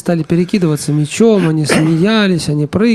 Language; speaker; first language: Russian; native; Russian